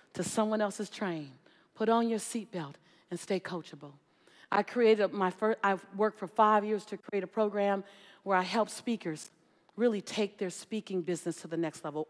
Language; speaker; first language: English; native; English